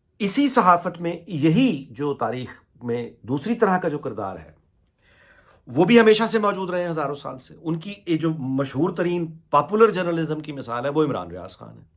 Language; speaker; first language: Urdu; native; Urdu